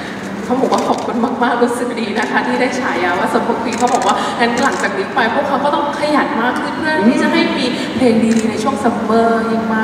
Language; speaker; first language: Thai; native; Thai